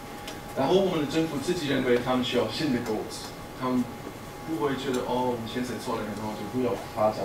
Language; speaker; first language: Chinese; non-native, fluent; German